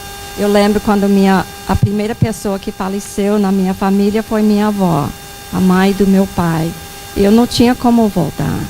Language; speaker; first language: Portuguese; non-native, fluent; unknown